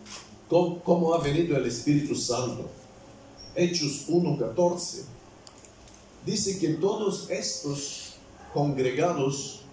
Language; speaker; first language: Spanish; non-native, fluent; Bulgarian